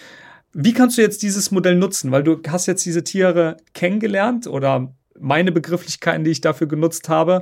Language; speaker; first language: German; native; German